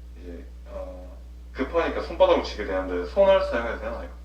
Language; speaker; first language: Korean; native; Korean